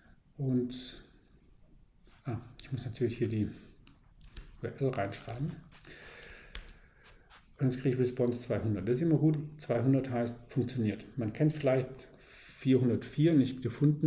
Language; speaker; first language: German; native; German